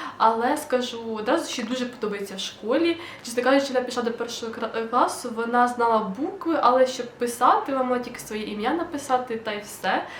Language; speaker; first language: Ukrainian; non-native, local second language; Russian